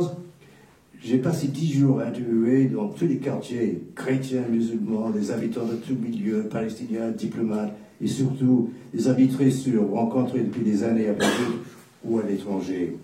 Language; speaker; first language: French; non-native, fluent; English